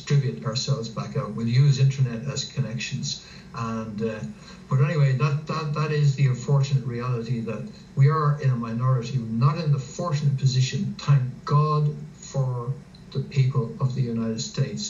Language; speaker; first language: English; native; English